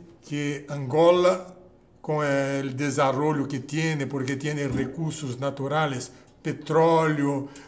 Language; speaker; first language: Spanish; non-native, fluent; Portuguese